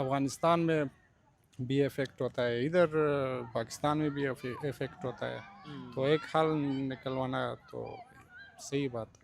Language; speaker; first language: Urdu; non-native, learner; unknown